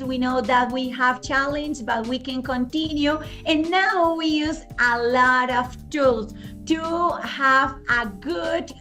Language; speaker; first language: English; non-native, fluent; Spanish